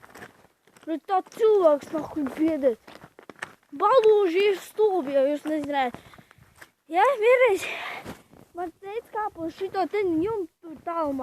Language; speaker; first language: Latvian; non-native, local second language; Russian